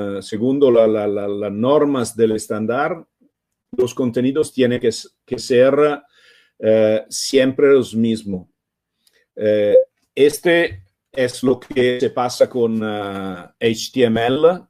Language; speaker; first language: Spanish; non-native, fluent; Italian